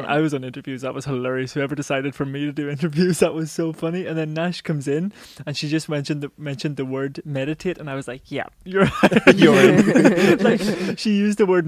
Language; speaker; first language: English; native; English